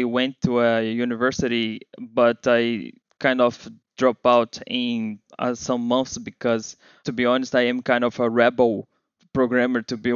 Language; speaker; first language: English; non-native, fluent; Portuguese